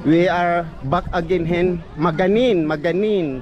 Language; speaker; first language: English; non-native, local second language; Filipino